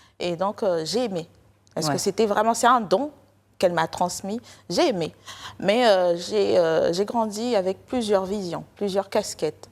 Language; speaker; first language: French; non-native, local second language; Lingala